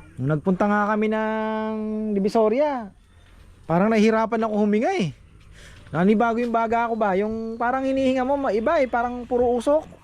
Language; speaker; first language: Filipino; native; Filipino